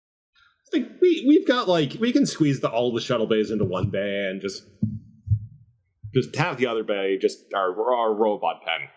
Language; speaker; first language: English; native; English